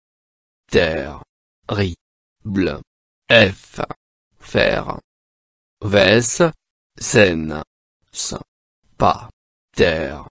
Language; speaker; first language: French; non-native, local second language; Arabic